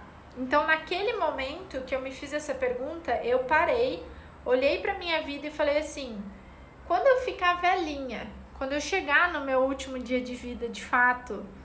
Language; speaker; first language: Portuguese; native; Portuguese